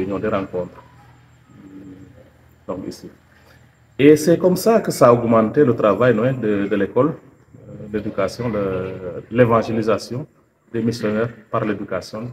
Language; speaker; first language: French; non-native, local second language; Serer